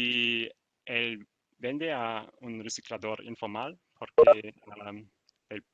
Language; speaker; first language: Spanish; non-native, learner; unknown